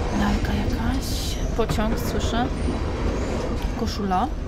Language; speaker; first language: Polish; native; Polish